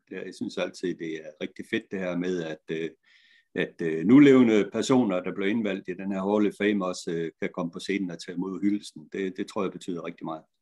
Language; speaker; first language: Danish; native; Danish